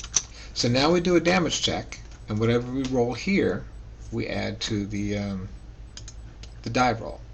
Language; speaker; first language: English; native; English